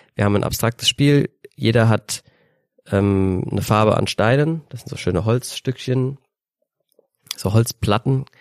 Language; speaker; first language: German; native; German